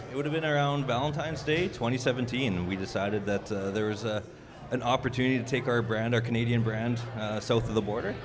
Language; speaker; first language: English; native; English